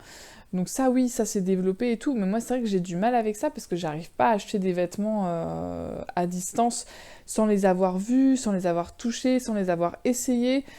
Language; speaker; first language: French; native; French